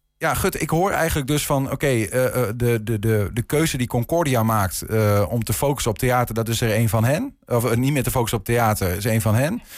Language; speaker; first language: Dutch; native; Dutch